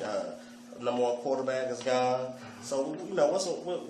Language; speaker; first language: English; native; English